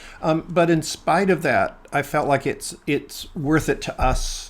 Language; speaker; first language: English; native; English